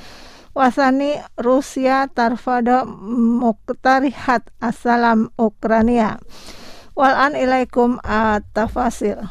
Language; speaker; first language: Arabic; non-native, fluent; Indonesian